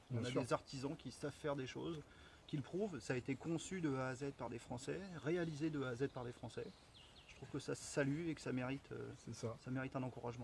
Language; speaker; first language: French; native; French